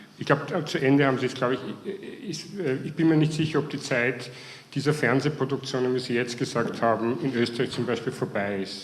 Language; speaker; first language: German; native; German